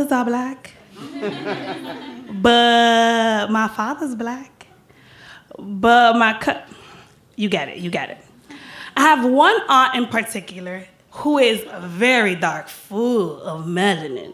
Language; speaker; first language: English; early bilingual, other home language; Spanish